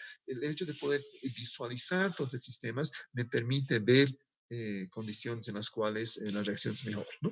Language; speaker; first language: Spanish; native; Spanish